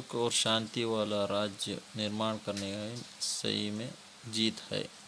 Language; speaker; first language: Hindi; non-native, local second language; Kannada